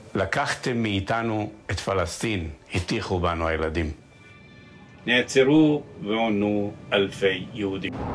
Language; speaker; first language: Hebrew; early bilingual, other home language; Arabic